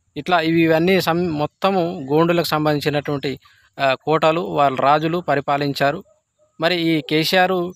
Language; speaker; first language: Telugu; non-native, local second language; Gondi